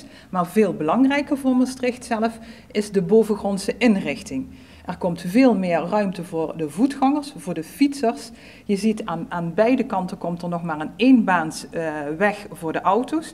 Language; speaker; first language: Dutch; native; Dutch